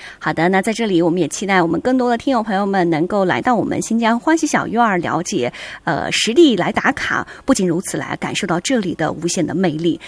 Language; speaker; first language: Chinese; native; Chinese